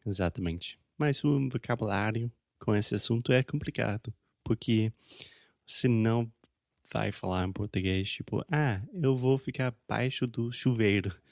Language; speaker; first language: Portuguese; non-native, fluent; English